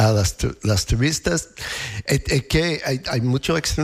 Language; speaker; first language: Spanish; non-native, fluent; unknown